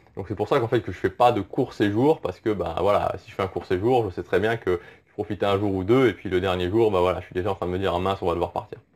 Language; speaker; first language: French; native; French